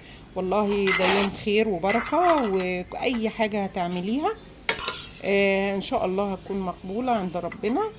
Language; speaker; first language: Arabic; native; Arabic